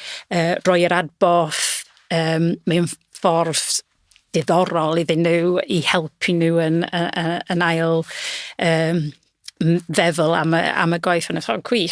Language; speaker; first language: Welsh; non-native, local second language; English